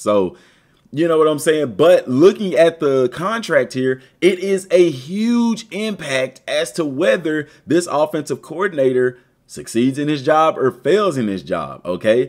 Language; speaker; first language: English; native; English